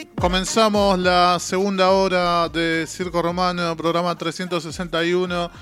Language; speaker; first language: Spanish; native; Spanish